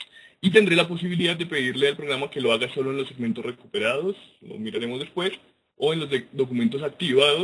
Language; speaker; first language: Spanish; native; Spanish